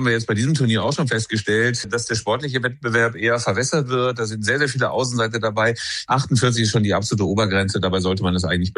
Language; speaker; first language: German; native; German